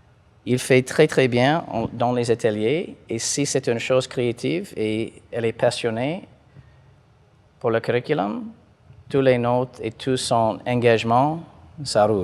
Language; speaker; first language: French; non-native, fluent; English